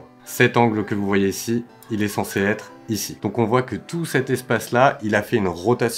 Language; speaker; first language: French; native; French